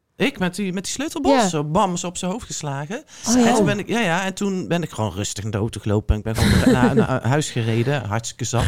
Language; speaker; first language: Dutch; native; Dutch